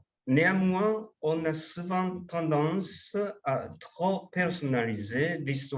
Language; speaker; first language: French; non-native, fluent; Japanese